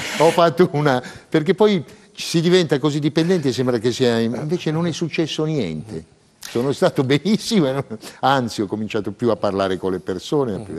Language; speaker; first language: Italian; early bilingual, heritage; Italian